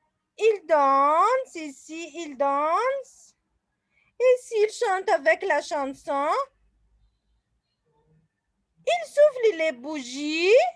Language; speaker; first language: French; non-native, fluent; Arabic